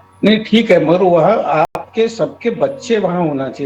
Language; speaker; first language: Hindi; native; Hindi